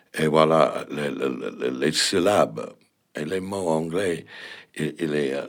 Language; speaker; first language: French; non-native, fluent; English